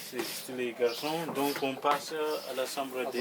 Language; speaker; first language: French; non-native, local second language; Malagasy